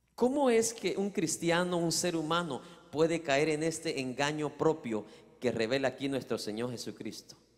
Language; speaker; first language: Spanish; native; Spanish